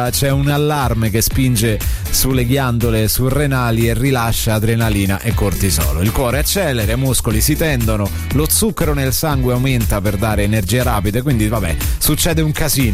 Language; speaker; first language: Italian; native; Italian